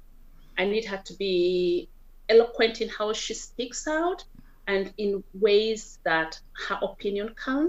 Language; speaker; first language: English; non-native, local second language; Kikuyu